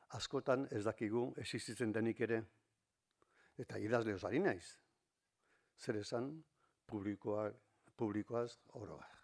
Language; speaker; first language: Basque; native; Basque